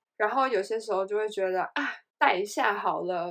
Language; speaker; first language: Chinese; native; Chinese